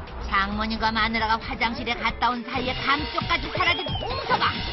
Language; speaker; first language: Korean; native; Korean